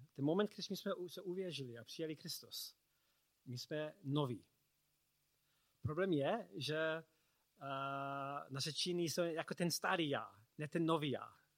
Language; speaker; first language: Czech; non-native, learner; English